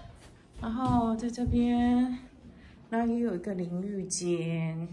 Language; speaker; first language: Chinese; native; Chinese